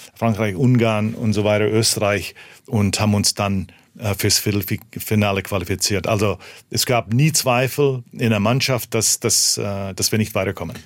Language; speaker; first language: German; early bilingual, heritage; German